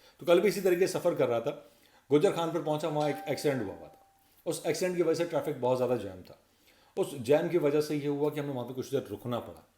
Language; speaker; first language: Urdu; non-native, local second language; Punjabi